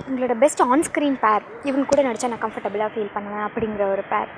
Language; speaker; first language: Tamil; native; Tamil